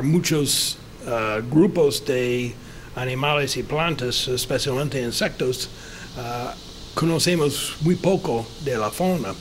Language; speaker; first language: Spanish; non-native, fluent; English